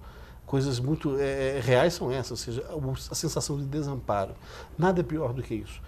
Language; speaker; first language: Portuguese; native; Portuguese